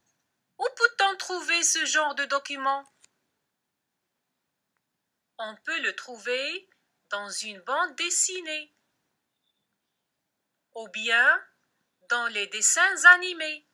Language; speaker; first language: French; non-native, local second language; Arabic